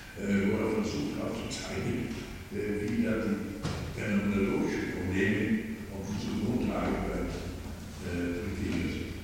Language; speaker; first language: German; non-native, fluent; Polish